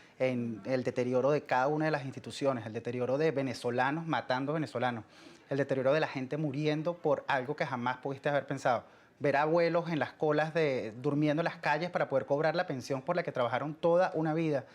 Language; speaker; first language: Spanish; native; Spanish